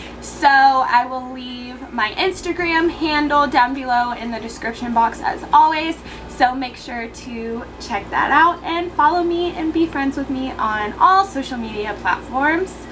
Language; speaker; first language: English; native; English